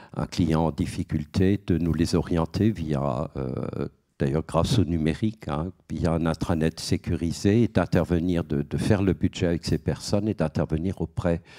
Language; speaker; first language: French; native; French